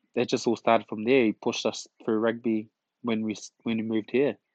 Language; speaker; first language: English; early bilingual, other home language; Tongan